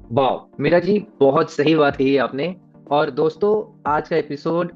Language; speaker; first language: Hindi; native; Hindi